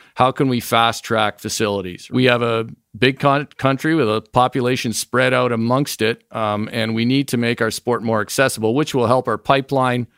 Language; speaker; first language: English; native; English